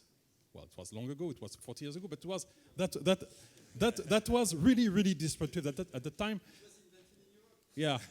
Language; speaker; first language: English; non-native, fluent; French